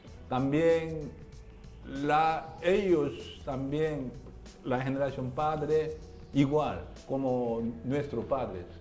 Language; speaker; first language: Spanish; non-native, learner; Korean